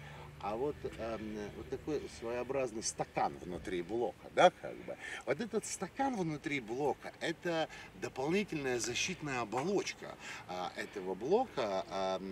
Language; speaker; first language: Russian; native; Russian